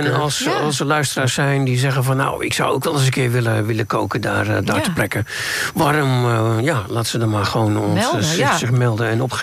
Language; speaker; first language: Dutch; native; Dutch